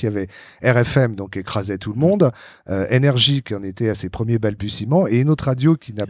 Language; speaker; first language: French; native; French